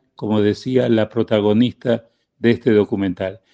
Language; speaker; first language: Spanish; native; Spanish